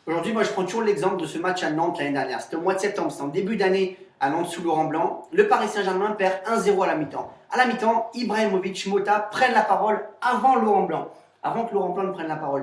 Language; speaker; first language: French; native; French